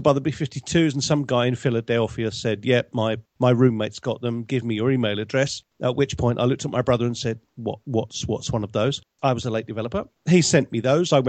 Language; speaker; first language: English; native; English